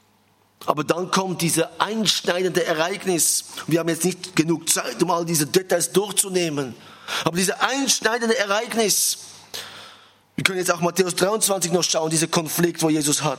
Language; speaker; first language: German; non-native, fluent; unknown